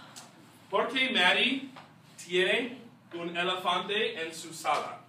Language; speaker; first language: Spanish; non-native, fluent; English